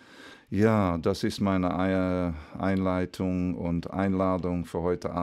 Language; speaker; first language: German; non-native, fluent; Dutch